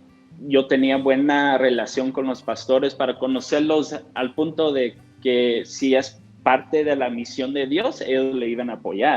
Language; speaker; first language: Spanish; non-native, fluent; English